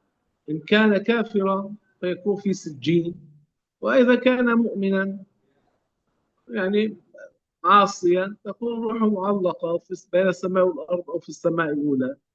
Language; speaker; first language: Arabic; native; Arabic